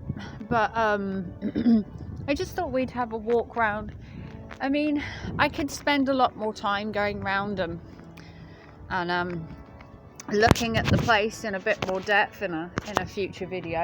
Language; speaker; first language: English; native; English